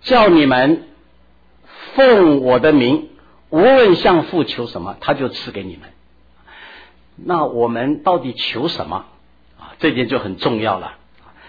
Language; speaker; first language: Chinese; native; Chinese